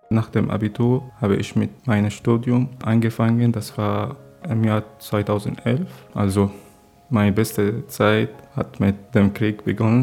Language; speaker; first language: German; non-native, fluent; Arabic